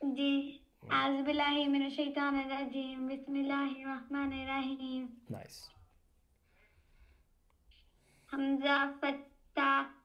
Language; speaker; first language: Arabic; non-native, learner; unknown